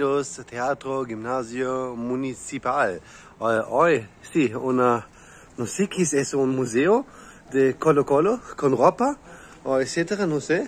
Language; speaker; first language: Spanish; non-native, learner; German